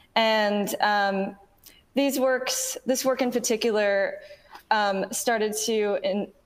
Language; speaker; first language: English; native; English